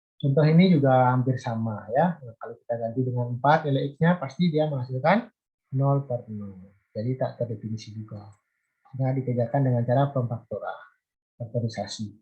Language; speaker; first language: Indonesian; native; Indonesian